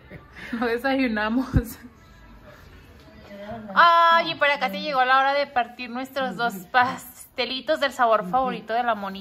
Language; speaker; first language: Spanish; native; Spanish